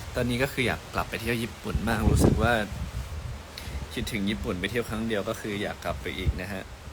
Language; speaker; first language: Thai; native; Thai